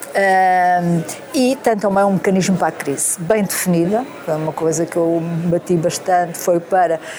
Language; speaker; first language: Portuguese; native; Portuguese